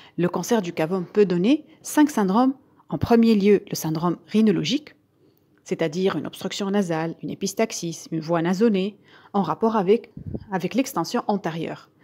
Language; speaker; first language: French; non-native, local second language; Arabic